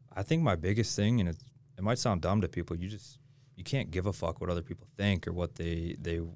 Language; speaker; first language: English; native; English